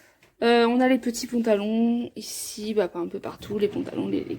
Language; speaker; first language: French; native; French